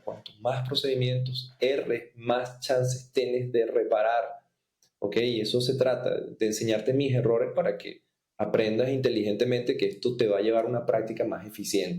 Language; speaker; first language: Spanish; native; Spanish